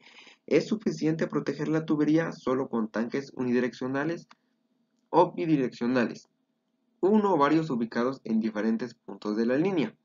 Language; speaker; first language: Spanish; native; Spanish